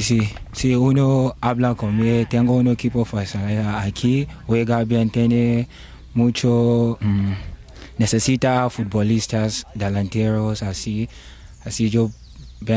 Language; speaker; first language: Spanish; non-native, learner; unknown